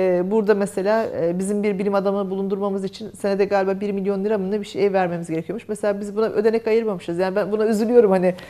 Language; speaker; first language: Turkish; native; Turkish